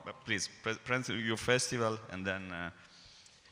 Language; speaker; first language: English; non-native, fluent; Italian